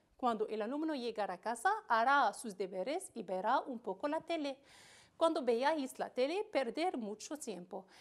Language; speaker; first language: Spanish; non-native, fluent; Arabic